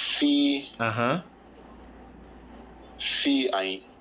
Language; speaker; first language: Arabic; non-native, learner; English